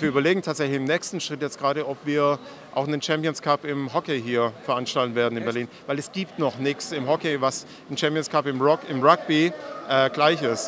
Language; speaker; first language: German; native; German